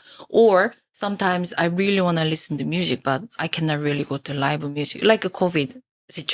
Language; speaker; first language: English; non-native, fluent; Korean